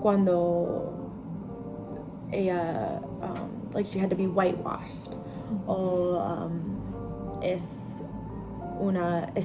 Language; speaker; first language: Spanish; non-native, learner; English